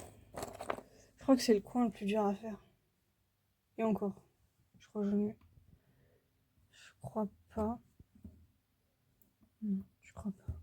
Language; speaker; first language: French; native; French